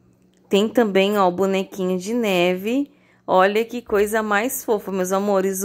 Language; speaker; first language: Portuguese; native; Portuguese